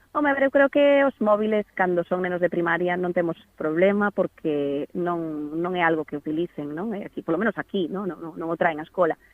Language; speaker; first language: Galician; native; Galician